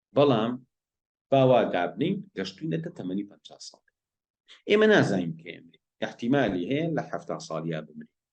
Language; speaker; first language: Central Kurdish; non-native, local second language; Gurani